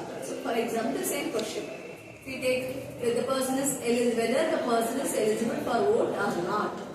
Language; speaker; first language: English; non-native, local second language; Tamil